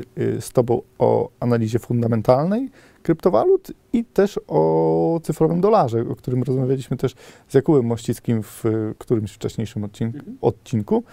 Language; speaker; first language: Polish; native; Polish